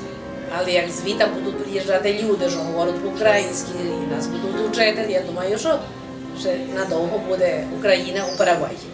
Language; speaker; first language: Ukrainian; early bilingual, heritage; Ukrainian